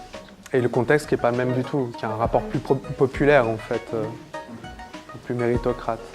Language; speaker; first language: French; native; French